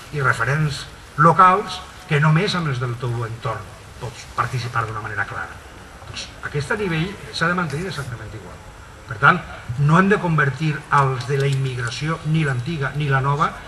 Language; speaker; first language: Catalan; non-native, local second language; Spanish